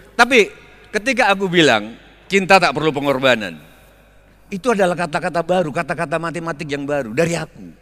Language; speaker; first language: Indonesian; native; Indonesian